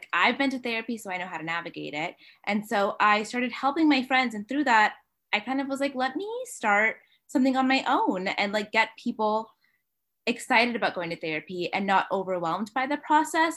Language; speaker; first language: English; native; English